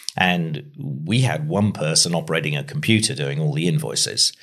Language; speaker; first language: English; native; English